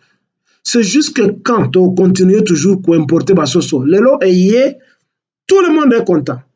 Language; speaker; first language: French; non-native, local second language; Lingala